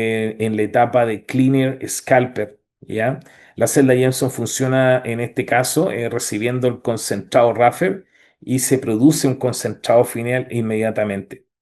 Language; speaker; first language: Spanish; native; Spanish